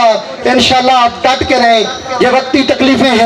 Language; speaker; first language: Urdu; non-native, local second language; Punjabi